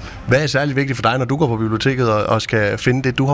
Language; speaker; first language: Danish; native; Danish